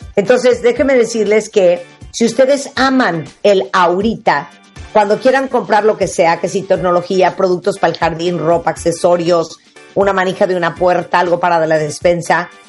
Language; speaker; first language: Spanish; native; Spanish